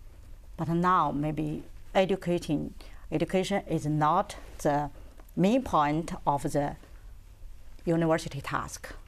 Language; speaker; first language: English; non-native, learner; Chinese